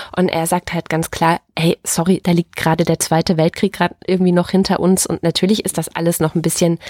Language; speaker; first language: German; native; German